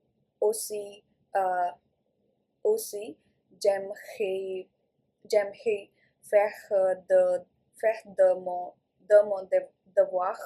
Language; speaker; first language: French; non-native, learner; Punjabi